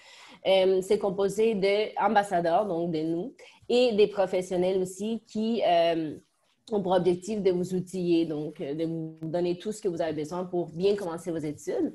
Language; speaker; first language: French; native; French